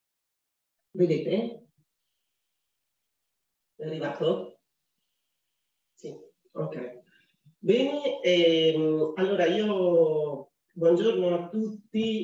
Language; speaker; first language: Italian; native; Italian